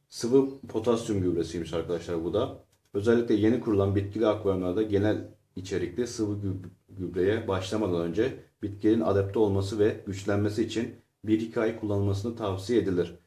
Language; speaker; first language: Turkish; native; Turkish